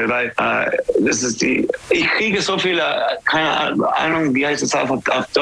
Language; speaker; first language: German; non-native, learner; English